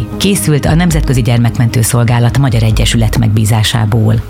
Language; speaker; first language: Hungarian; native; Hungarian